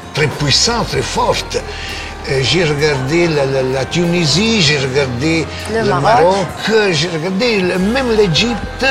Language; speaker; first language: French; non-native, fluent; Italian